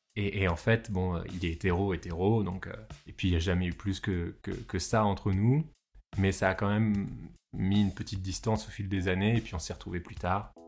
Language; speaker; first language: French; native; French